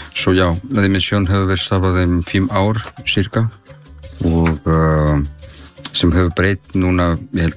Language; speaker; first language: Icelandic; non-native, learner; Spanish